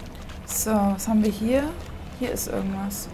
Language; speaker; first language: German; native; German